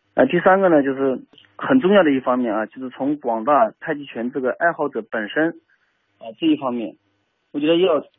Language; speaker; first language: Chinese; native; Chinese